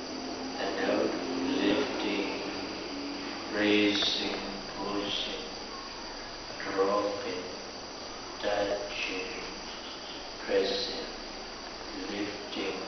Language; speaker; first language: English; non-native, fluent; Burmese